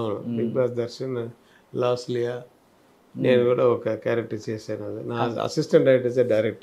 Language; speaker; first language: Telugu; non-native, learner; Tamil